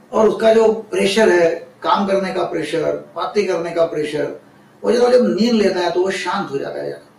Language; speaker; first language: Hindi; non-native, local second language; Marathi